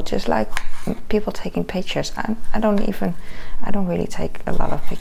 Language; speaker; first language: English; non-native, fluent; Dutch